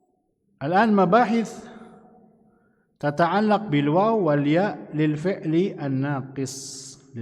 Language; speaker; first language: Arabic; non-native, fluent; Indonesian